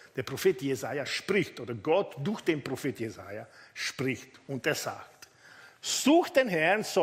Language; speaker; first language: German; non-native, fluent; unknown